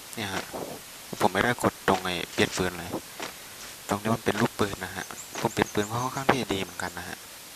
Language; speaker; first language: Thai; native; Thai